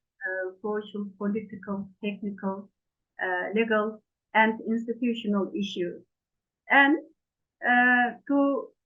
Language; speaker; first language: English; non-native, fluent; Turkish